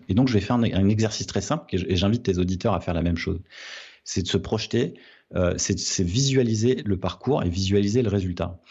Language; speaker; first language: French; native; French